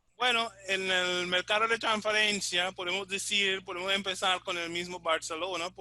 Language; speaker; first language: Spanish; non-native, fluent; English